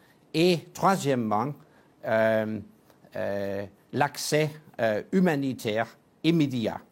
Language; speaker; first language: French; non-native, fluent; Danish